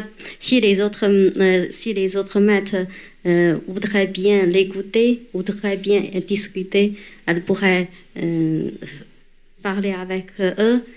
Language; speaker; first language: French; non-native, fluent; Chinese